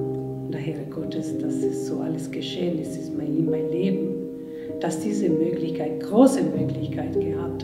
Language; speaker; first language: German; non-native, fluent; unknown